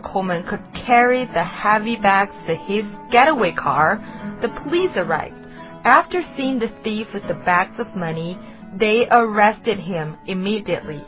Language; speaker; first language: English; non-native, fluent; Chinese